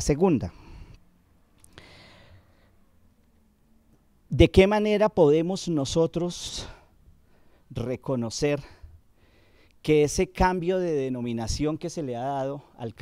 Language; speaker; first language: Spanish; native; Spanish